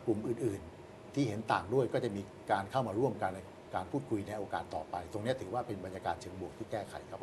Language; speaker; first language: Thai; native; Thai